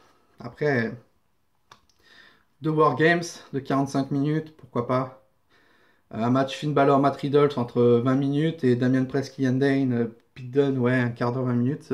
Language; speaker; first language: French; native; French